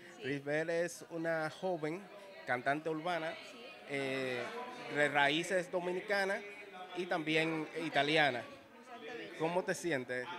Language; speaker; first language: Spanish; native; Spanish